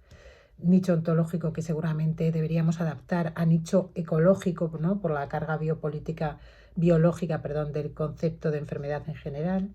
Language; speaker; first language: Spanish; native; Spanish